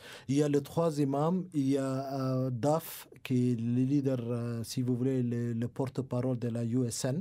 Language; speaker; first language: French; non-native, local second language; Somali